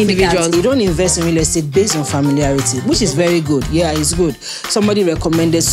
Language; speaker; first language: English; native; English